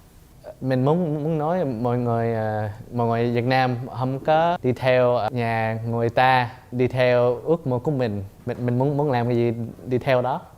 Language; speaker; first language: Vietnamese; early bilingual, heritage; Vietnamese